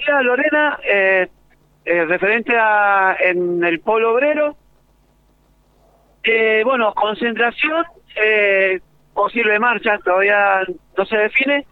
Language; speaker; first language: Spanish; native; Spanish